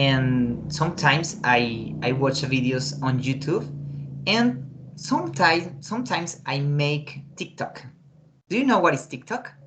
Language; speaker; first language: English; non-native, fluent; Spanish